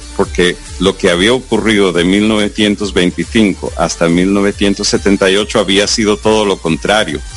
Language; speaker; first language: Spanish; non-native, fluent; English